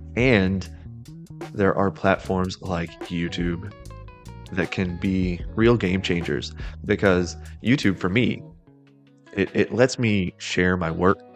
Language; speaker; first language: English; native; English